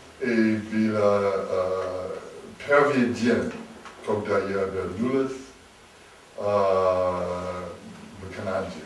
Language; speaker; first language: Russian; non-native, learner; English